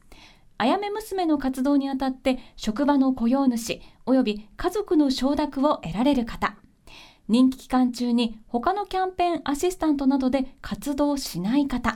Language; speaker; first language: Japanese; native; Japanese